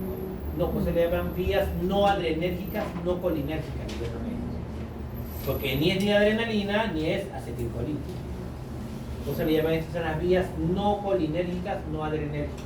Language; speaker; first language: Spanish; native; Spanish